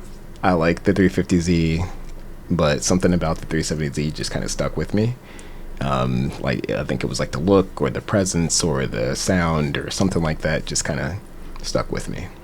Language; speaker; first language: English; native; English